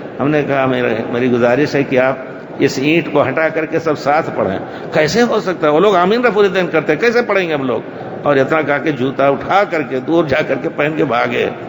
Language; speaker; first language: Urdu; native; Urdu